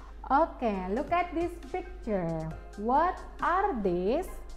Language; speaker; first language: English; non-native, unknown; Indonesian